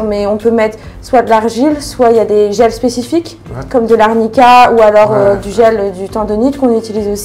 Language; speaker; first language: French; native; French